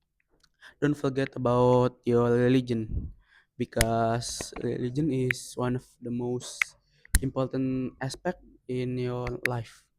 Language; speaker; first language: English; non-native, learner; Indonesian